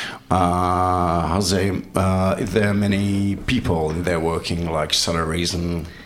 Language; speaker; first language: English; non-native, fluent; French